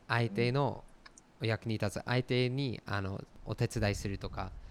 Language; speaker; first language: Japanese; non-native, fluent; English